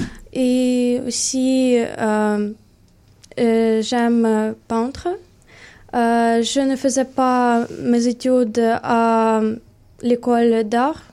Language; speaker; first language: French; non-native, learner; Ukrainian